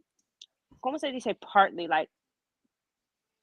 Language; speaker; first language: Spanish; non-native, learner; English